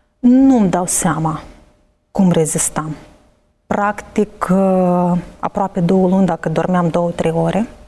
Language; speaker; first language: Romanian; early bilingual, heritage; Romanian